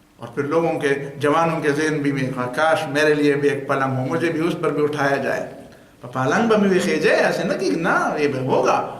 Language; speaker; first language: Urdu; non-native, local second language; Pashto